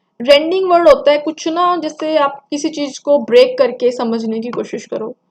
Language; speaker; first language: Hindi; non-native, local second language; Punjabi